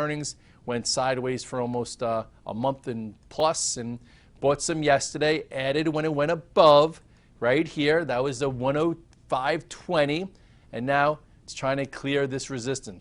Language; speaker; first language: English; native; English